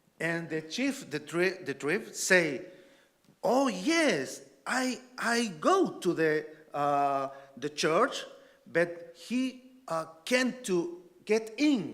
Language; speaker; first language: English; non-native, learner; Spanish